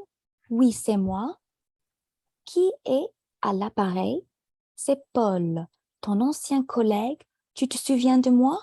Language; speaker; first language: French; native; French